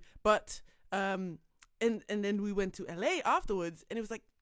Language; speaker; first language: English; non-native, fluent; Dutch